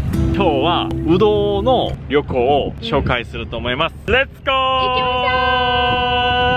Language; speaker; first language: Japanese; non-native, learner; Korean